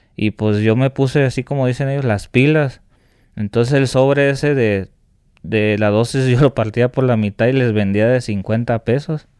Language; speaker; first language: Spanish; native; Spanish